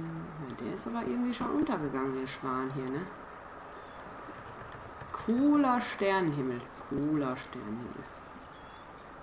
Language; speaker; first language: German; native; German